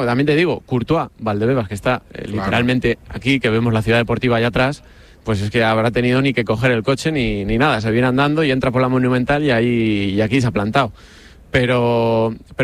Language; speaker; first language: Spanish; native; Spanish